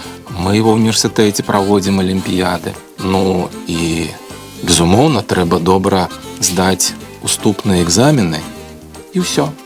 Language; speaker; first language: Belarusian; native; Belarusian